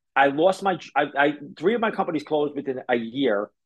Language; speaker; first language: English; native; English